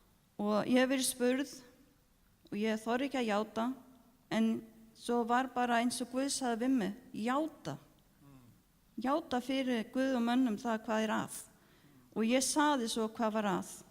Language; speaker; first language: Icelandic; non-native, learner; Norwegian